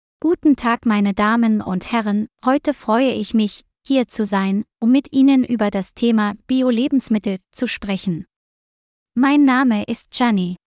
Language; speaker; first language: German; non-native, learner; Vietnamese